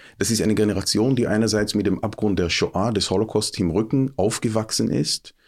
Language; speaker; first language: German; non-native, fluent; Hebrew